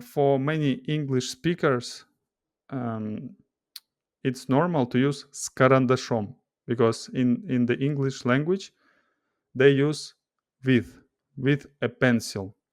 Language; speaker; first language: English; non-native, fluent; Russian